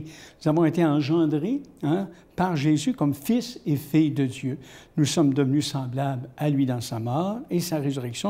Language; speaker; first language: French; native; French